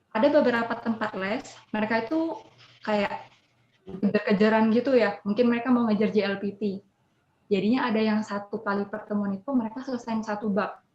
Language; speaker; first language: Indonesian; native; Indonesian